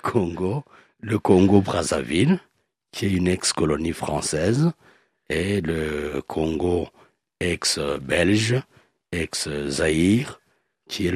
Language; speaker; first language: French; non-native, local second language; Swahili